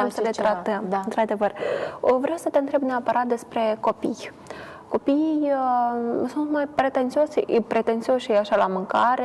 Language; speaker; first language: Romanian; native; Romanian